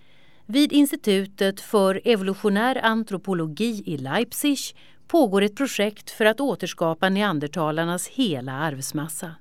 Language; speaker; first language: Swedish; native; Swedish